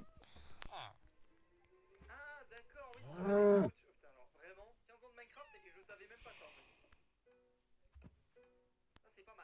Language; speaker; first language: French; native; French